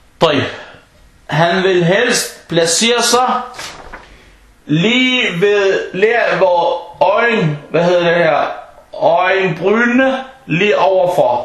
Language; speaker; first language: Danish; non-native, fluent; Arabic